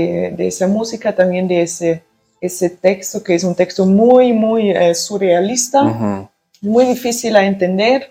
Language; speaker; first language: Spanish; early bilingual, heritage; German